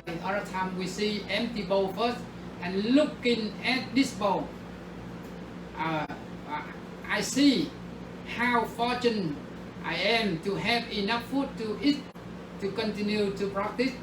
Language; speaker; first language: English; non-native, fluent; Vietnamese